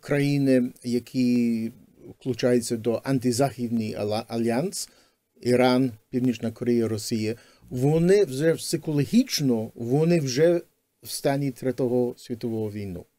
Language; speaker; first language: Ukrainian; early bilingual, heritage; Ukrainian